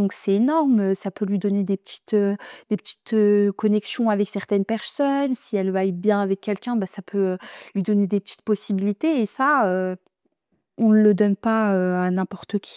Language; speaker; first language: French; native; French